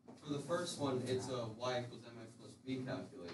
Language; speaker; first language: English; native; English